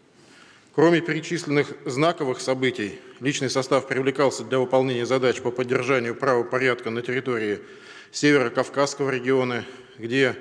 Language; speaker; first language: Russian; native; Russian